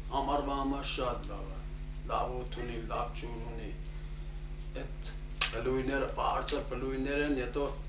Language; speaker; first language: Armenian; early bilingual, heritage; Armenian